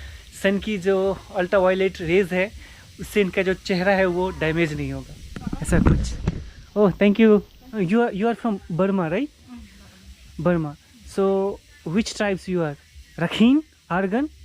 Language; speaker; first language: Hindi; native; Hindi